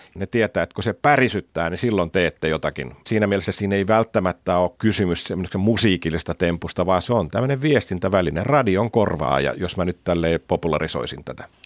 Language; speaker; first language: Finnish; native; Finnish